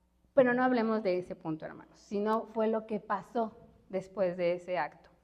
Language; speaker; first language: Spanish; native; Spanish